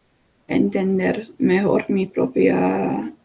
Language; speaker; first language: Spanish; non-native, fluent; English